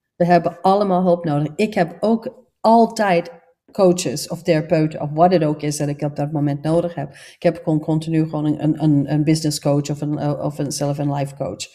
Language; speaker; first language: Dutch; non-native, fluent; English